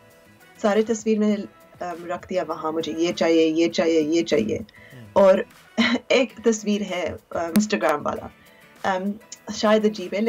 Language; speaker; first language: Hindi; early bilingual, heritage; Urdu